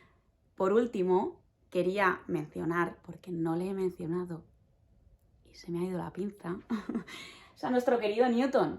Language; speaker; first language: Spanish; native; Spanish